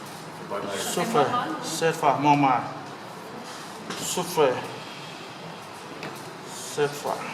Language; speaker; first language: French; non-native, learner; Vietnamese